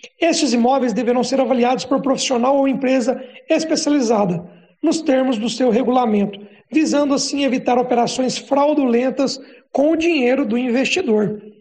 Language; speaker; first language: Portuguese; native; Portuguese